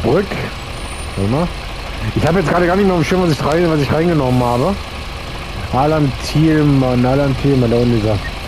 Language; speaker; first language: German; native; German